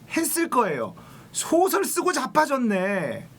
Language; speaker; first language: Korean; native; Korean